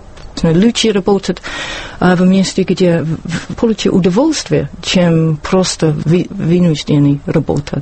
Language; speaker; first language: Russian; non-native, learner; English